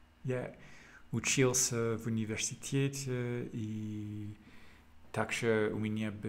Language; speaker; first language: Russian; non-native, learner; English